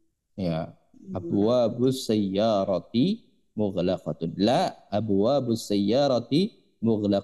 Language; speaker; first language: Arabic; non-native, fluent; Indonesian